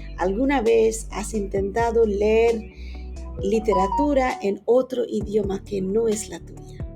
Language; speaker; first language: Spanish; non-native, fluent; Bangla